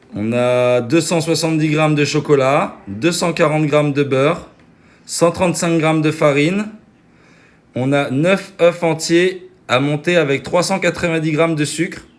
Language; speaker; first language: French; native; French